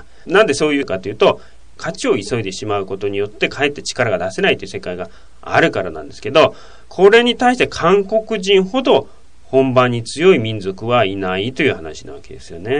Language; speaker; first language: Japanese; native; Japanese